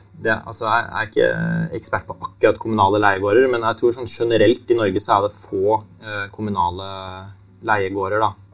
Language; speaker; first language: Norwegian; native; Norwegian